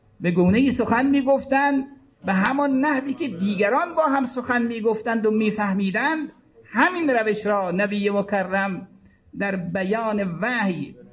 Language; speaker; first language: Persian; native; Persian